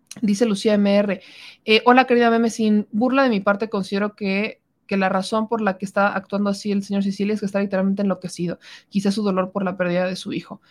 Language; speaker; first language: Spanish; native; Spanish